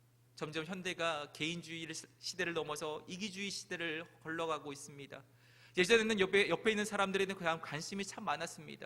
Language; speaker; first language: Korean; native; Korean